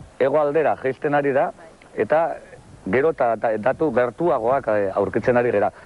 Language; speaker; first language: Basque; non-native, local second language; Spanish